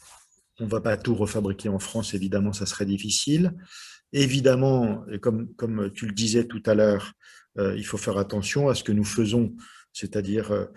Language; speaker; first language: French; native; French